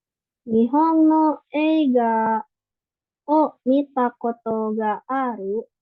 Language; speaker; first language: Japanese; non-native, fluent; Indonesian